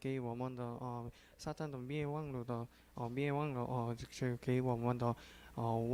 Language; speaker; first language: Chinese; non-native, learner; Korean